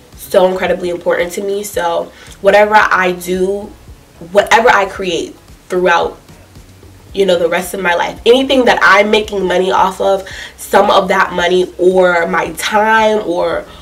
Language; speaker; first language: English; native; English